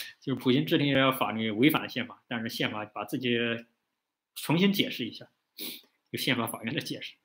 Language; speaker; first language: Chinese; native; Chinese